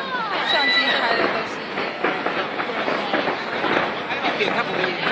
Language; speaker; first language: Chinese; native; Chinese